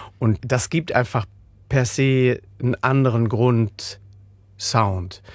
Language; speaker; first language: German; native; German